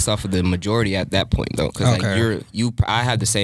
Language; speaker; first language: English; native; English